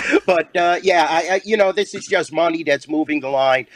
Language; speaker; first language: English; native; English